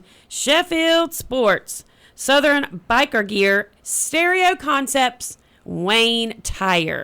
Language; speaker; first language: English; native; English